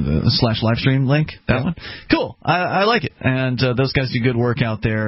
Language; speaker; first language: English; native; English